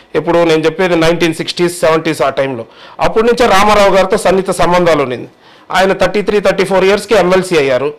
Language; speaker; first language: Telugu; native; Telugu